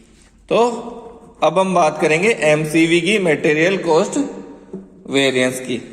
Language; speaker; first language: Hindi; native; Hindi